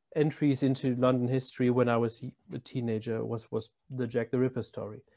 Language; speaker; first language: English; non-native, fluent; German